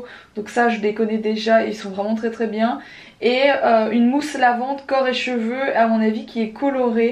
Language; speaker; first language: French; native; French